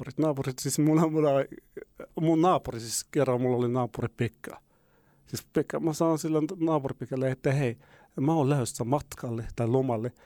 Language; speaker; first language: Finnish; non-native, fluent; Arabic